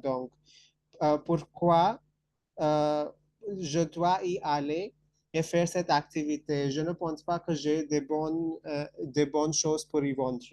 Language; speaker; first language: French; non-native, fluent; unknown